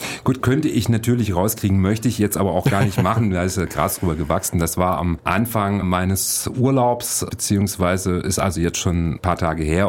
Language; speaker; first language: German; native; German